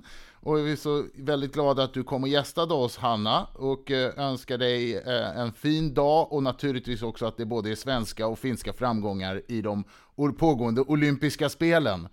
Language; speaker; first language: Swedish; native; Swedish